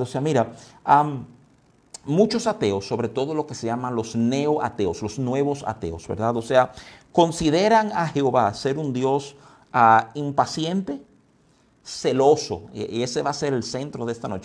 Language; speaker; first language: Spanish; native; Spanish